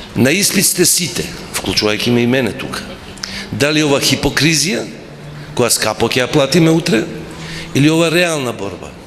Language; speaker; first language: Macedonian; non-native, local second language; Albanian